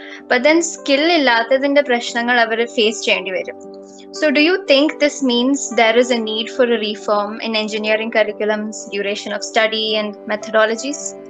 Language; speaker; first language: English; non-native, local second language; Malayalam